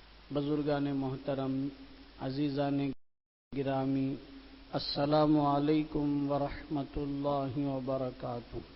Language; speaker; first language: Urdu; native; Urdu